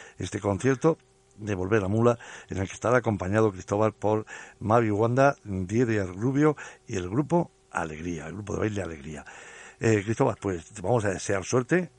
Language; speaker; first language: Spanish; native; Spanish